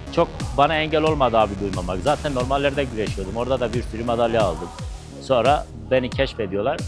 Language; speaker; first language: Turkish; native; Turkish